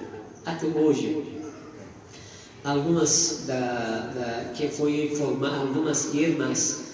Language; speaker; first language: Portuguese; non-native, fluent; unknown